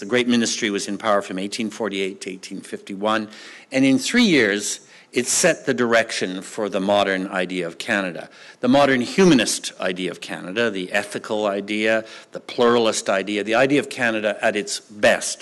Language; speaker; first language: English; native; English